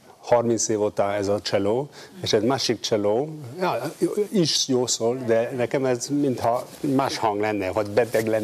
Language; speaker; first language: Hungarian; non-native, learner; French